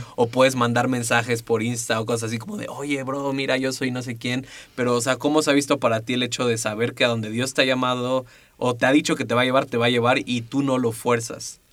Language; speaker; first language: Spanish; native; Spanish